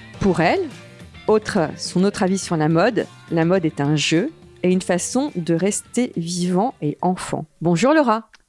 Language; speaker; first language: French; native; French